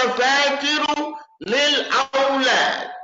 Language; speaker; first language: Arabic; non-native, fluent; English